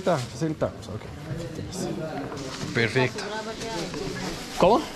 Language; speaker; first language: Spanish; non-native, learner; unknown